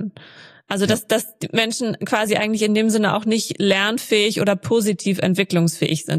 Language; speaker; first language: German; native; German